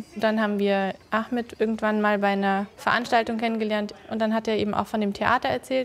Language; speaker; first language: German; native; German